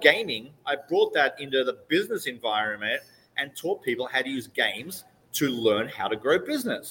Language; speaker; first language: English; native; English